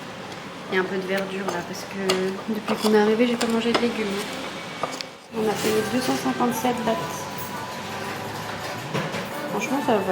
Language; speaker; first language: French; native; French